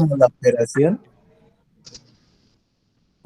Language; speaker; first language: Spanish; native; Spanish